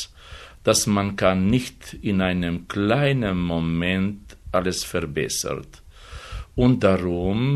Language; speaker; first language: German; non-native, fluent; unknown